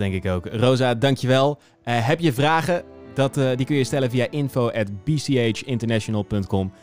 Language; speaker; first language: Dutch; native; Dutch